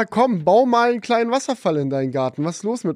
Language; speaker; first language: German; native; German